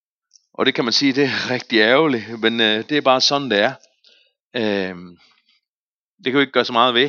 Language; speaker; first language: Danish; native; Danish